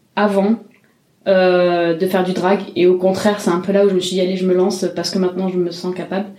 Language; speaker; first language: French; native; French